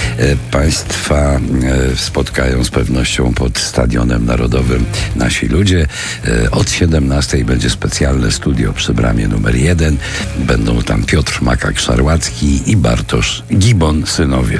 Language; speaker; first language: Polish; native; Polish